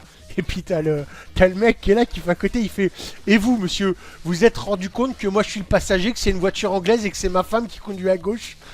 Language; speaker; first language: French; native; French